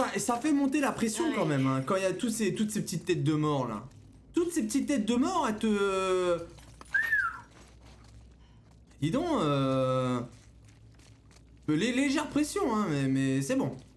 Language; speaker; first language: French; native; French